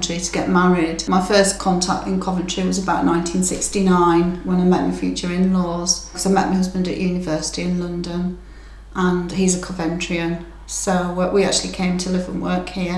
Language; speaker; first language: English; native; English